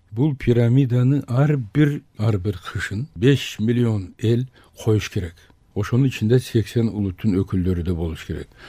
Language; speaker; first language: Kyrgyz; non-native, local second language; Tajik